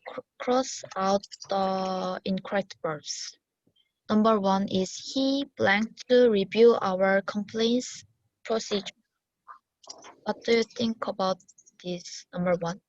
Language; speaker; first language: English; non-native, learner; Korean